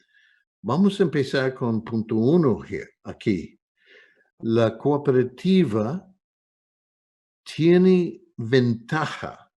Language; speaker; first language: Spanish; non-native, fluent; English